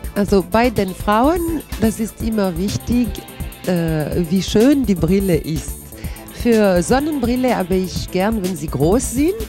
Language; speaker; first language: German; non-native, local second language; Italian